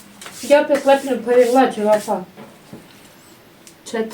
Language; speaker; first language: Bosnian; non-native, learner; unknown